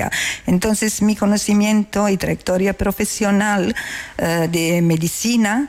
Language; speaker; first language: Spanish; non-native, learner; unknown